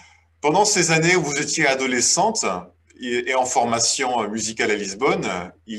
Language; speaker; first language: French; native; French